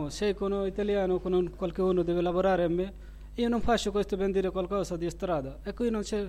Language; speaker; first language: Italian; non-native, learner; Bangla